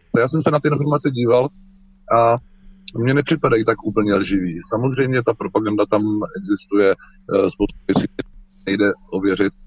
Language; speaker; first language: Czech; native; Czech